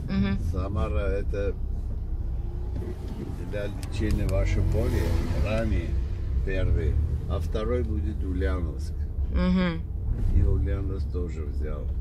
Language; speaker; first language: Russian; non-native, local second language; Armenian